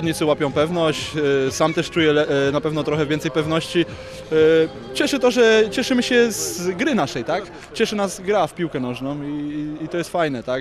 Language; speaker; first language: Polish; native; Polish